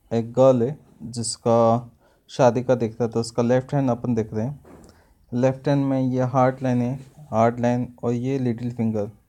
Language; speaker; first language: Hindi; non-native, local second language; Marathi